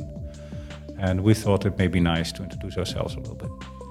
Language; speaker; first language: English; non-native, fluent; Dutch